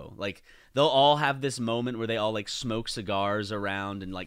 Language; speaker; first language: English; native; English